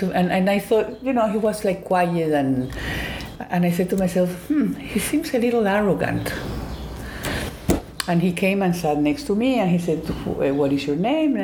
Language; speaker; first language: English; non-native, fluent; Spanish